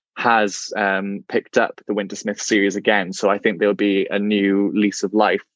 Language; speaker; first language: English; native; English